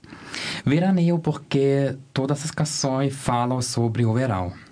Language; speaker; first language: Portuguese; non-native, learner; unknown